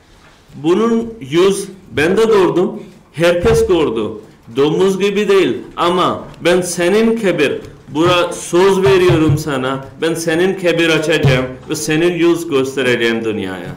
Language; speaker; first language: Turkish; non-native, learner; Urdu